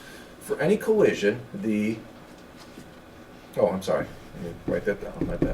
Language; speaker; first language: English; native; English